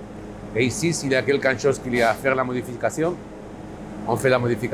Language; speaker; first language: French; non-native, learner; Basque